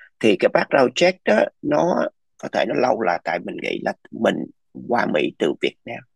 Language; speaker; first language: Vietnamese; early bilingual, other home language; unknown